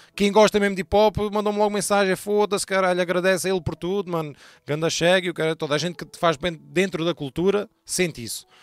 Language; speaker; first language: Portuguese; early bilingual, heritage; Portuguese